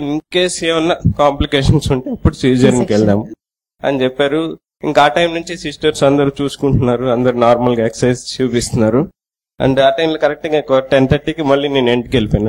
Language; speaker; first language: Telugu; native; Telugu